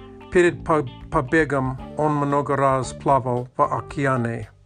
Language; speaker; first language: Russian; non-native, learner; English